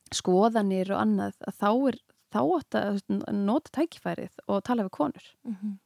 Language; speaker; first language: Icelandic; native; Icelandic